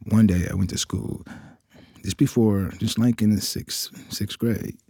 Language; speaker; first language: English; native; English